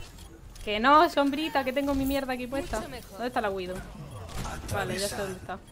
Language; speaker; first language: Spanish; native; Spanish